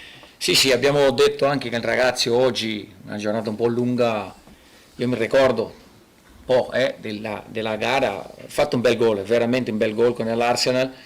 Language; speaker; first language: Italian; non-native, fluent; Portuguese